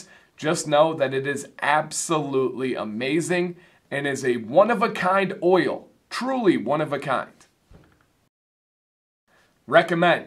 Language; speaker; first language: English; native; English